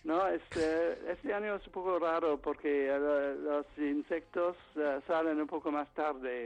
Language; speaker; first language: Spanish; non-native, fluent; English